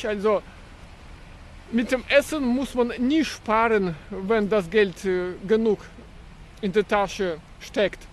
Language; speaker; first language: German; non-native, fluent; Russian